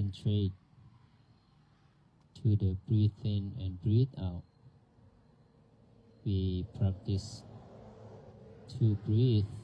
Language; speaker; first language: English; non-native, learner; Thai